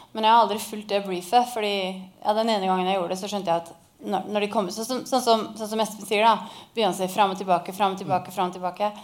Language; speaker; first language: Norwegian; native; Norwegian